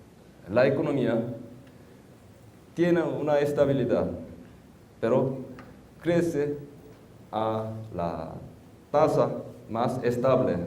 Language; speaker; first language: Spanish; non-native, fluent; Korean